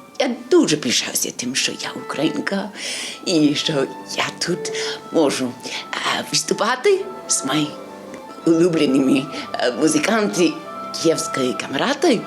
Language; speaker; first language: Ukrainian; non-native, learner; English